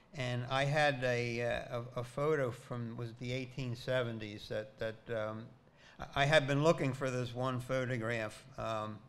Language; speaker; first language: English; native; English